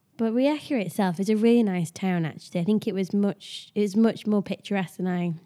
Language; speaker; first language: English; native; English